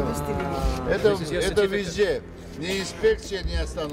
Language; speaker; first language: Russian; non-native, fluent; Georgian